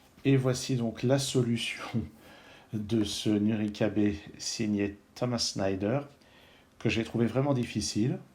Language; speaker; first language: French; native; French